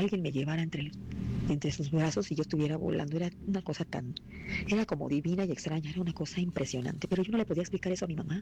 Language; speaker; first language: Spanish; native; Spanish